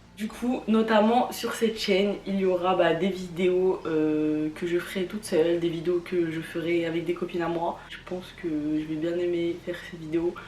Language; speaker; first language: French; early bilingual, other home language; Vietnamese